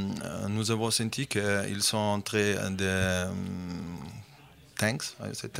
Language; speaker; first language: French; non-native, fluent; Bosnian